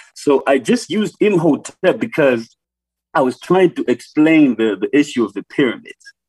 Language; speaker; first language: English; non-native, local second language; Nyanja